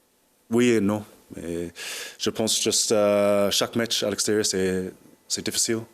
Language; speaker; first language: French; non-native, learner; English